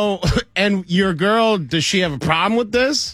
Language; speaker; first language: English; native; English